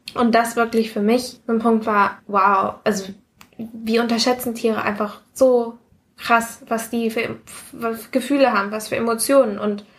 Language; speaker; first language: German; early bilingual, other home language; Spanish